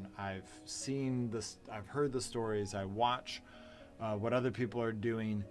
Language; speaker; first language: English; native; English